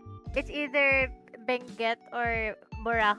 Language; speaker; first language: English; non-native, local second language; Filipino